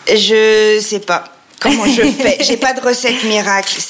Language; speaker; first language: French; native; French